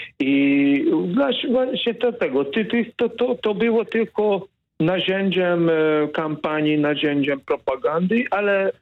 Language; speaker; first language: Polish; non-native, fluent; Hungarian